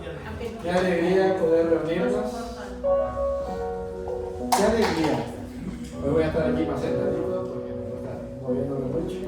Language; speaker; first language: Spanish; native; Spanish